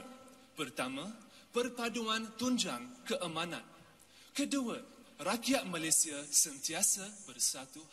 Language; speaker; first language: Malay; non-native, learner; Arabic